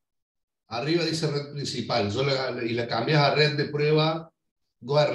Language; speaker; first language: Spanish; native; Spanish